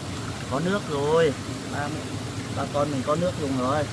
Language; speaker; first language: Vietnamese; native; Vietnamese